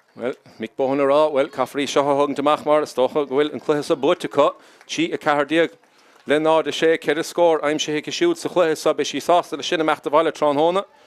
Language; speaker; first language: Irish; native; Irish